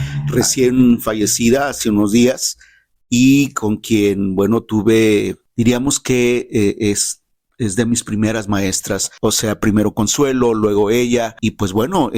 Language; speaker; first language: Spanish; native; Spanish